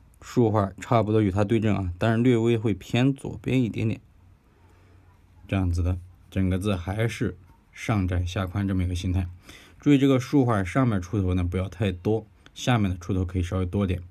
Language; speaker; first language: Chinese; native; Chinese